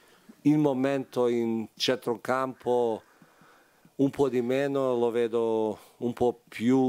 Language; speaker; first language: Italian; non-native, fluent; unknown